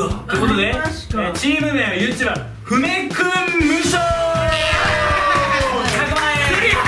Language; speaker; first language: Japanese; native; Japanese